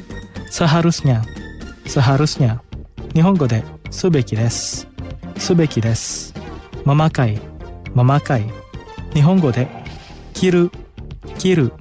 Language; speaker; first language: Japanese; non-native, fluent; Indonesian